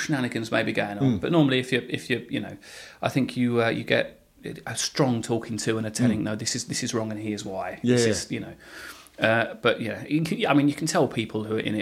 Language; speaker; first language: English; native; English